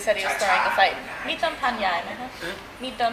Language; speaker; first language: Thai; non-native, learner; English